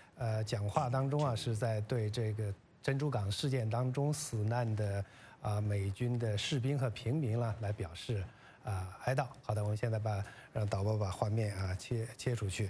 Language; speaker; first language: Chinese; native; Chinese